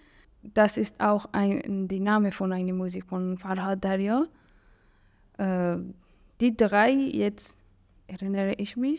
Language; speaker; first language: German; non-native, learner; Persian